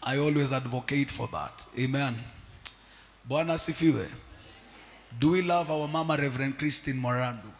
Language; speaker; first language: English; non-native, local second language; Swahili